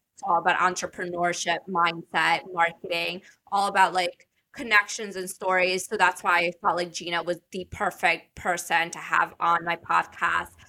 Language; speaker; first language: English; early bilingual, other home language; Italian